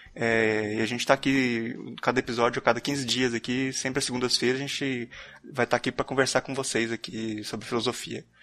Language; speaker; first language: Portuguese; native; Portuguese